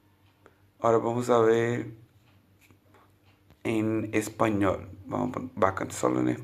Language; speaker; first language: Spanish; non-native, local second language; Portuguese